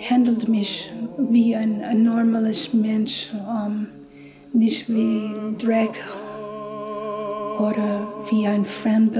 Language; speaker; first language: German; non-native, learner; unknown